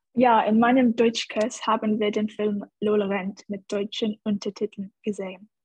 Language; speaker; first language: German; non-native, learner; English